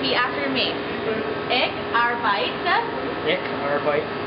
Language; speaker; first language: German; non-native, learner; English